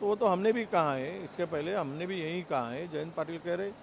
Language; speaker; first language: Hindi; non-native, local second language; Marathi